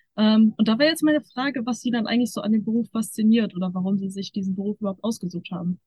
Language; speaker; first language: German; native; German